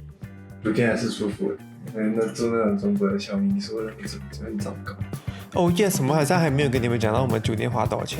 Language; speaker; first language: Chinese; native; Chinese